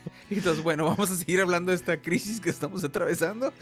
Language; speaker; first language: Spanish; early bilingual, heritage; Spanish